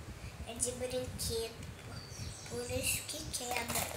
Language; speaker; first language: Portuguese; native; Portuguese